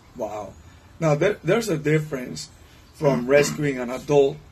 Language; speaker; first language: English; non-native, fluent; Spanish